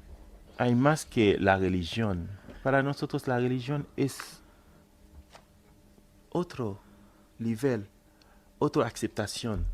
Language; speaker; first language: Spanish; non-native, fluent; Haitian Creole